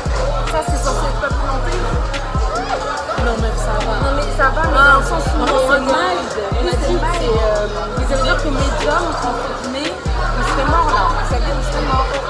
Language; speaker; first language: French; native; French